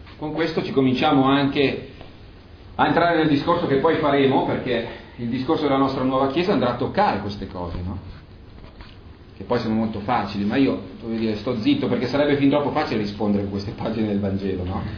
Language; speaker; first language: Italian; native; Italian